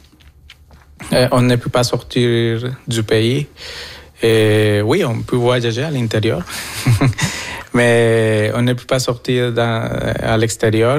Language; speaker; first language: French; non-native, fluent; Spanish